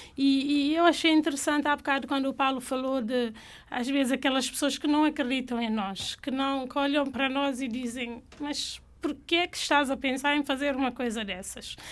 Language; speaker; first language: Portuguese; non-native, local second language; Fula